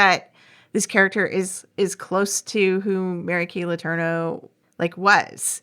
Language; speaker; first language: English; native; English